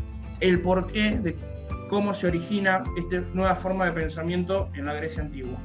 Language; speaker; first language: Spanish; native; Spanish